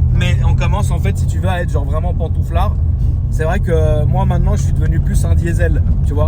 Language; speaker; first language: French; native; French